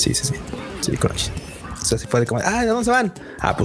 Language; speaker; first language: Spanish; native; Spanish